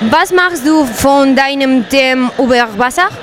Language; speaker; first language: German; non-native, learner; Spanish